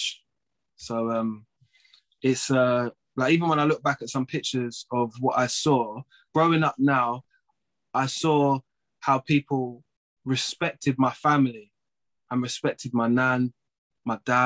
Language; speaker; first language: English; native; English